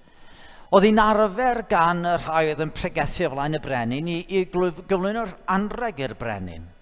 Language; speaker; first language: Welsh; native; Welsh